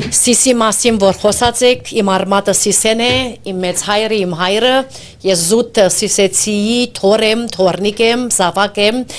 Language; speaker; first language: Armenian; early bilingual, heritage; Armenian